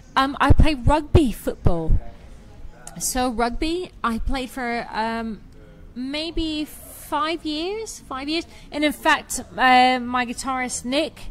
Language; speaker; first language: English; native; English